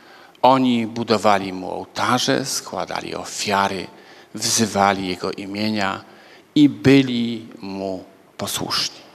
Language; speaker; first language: Polish; native; Polish